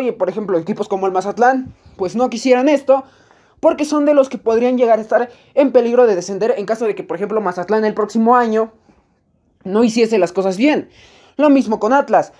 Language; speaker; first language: Spanish; native; Spanish